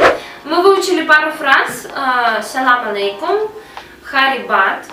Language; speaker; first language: Russian; native; Russian